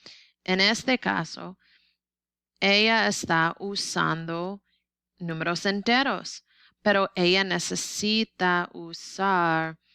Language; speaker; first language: Spanish; non-native, learner; English